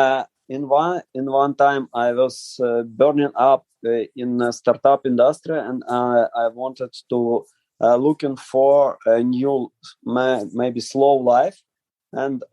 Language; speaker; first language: English; non-native, learner; Ukrainian